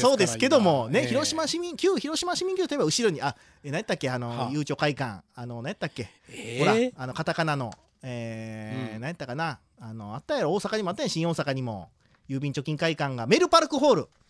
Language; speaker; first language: Japanese; native; Japanese